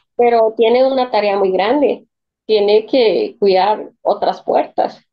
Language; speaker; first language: Spanish; native; Spanish